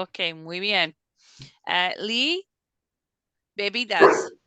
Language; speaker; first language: Spanish; non-native, fluent; English